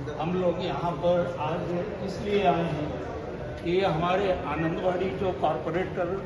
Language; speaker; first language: Hindi; non-native, local second language; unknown